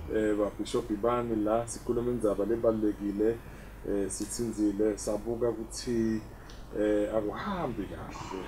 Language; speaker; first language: Zulu; non-native, local second language; Swati